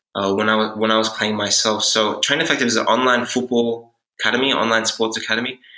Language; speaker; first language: English; native; English